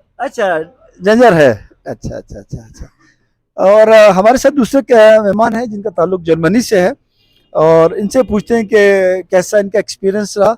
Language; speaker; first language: Hindi; non-native, local second language; Balti